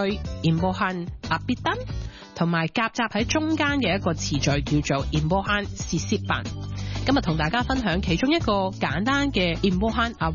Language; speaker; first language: Cantonese; early bilingual, heritage; Cantonese